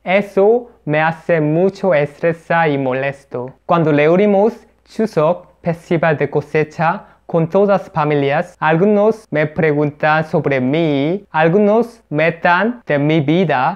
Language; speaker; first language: Spanish; non-native, learner; Korean